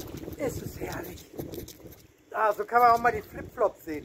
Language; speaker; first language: German; native; German